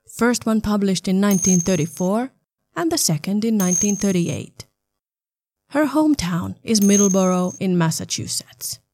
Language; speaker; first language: English; non-native, fluent; Finnish